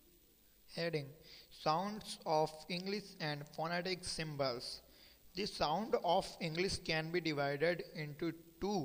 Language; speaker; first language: English; non-native, local second language; Hindi